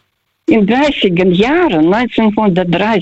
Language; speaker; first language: German; early bilingual, heritage; German